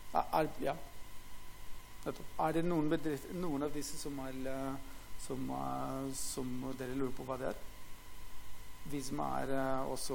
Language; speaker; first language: Norwegian; non-native, fluent; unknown